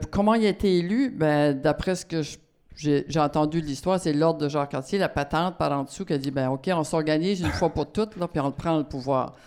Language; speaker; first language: French; native; French